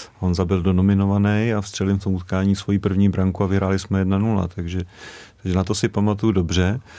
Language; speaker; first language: Czech; native; Czech